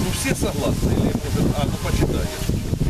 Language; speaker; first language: Russian; native; Russian